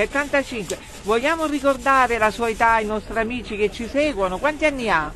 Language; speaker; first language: Italian; native; Italian